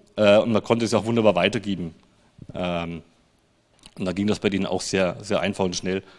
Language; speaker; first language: German; native; German